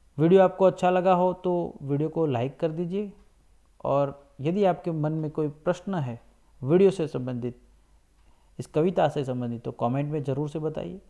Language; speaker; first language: Hindi; non-native, local second language; Gujarati